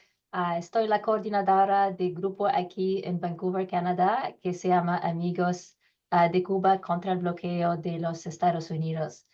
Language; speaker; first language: Spanish; non-native, learner; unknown